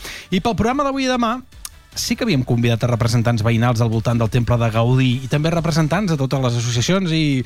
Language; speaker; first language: Catalan; native; Catalan